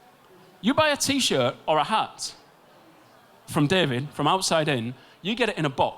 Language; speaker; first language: English; native; English